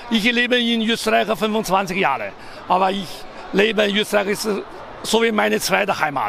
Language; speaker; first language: German; non-native, learner; Chinese